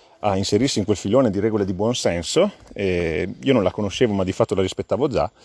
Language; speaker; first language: Italian; native; Italian